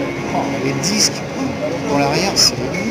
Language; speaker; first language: French; native; French